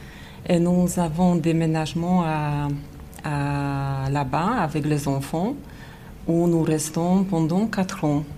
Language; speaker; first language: French; non-native, learner; Polish